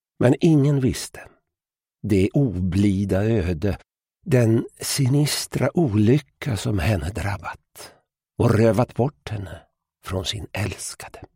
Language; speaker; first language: Swedish; native; Swedish